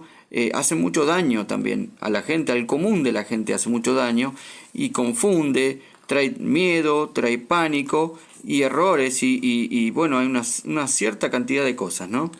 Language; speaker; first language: Spanish; native; Spanish